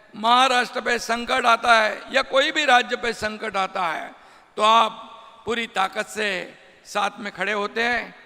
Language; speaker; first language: Hindi; non-native, local second language; Marathi